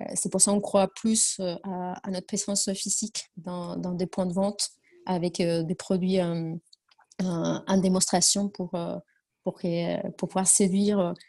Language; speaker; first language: French; non-native, fluent; Spanish